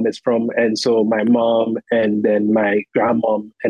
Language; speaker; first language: English; non-native, local second language; Akan